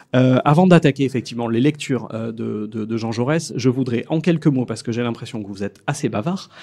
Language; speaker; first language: French; native; French